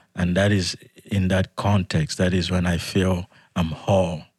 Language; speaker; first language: English; non-native, fluent; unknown